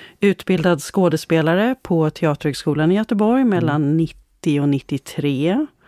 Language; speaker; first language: Swedish; native; Swedish